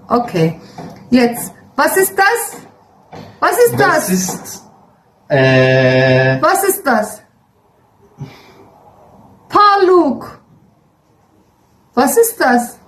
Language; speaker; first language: German; early bilingual, other home language; Turkish